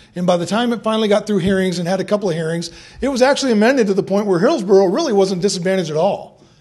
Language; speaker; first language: English; native; English